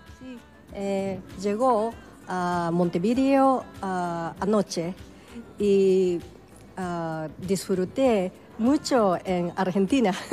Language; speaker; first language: Spanish; non-native, learner; Japanese